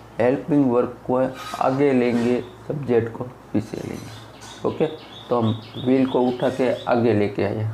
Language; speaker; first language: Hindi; non-native, local second language; Gujarati